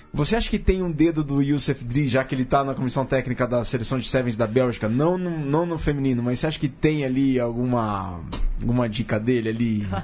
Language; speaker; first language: Portuguese; native; Portuguese